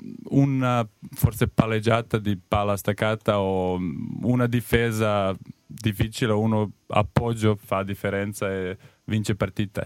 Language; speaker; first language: Italian; non-native, learner; Serbian